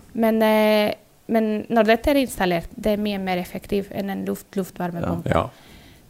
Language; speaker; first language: Norwegian; non-native, fluent; Spanish